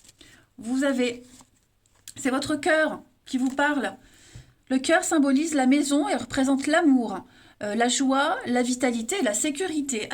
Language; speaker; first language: French; native; French